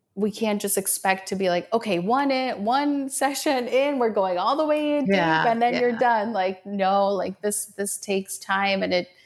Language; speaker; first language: English; native; English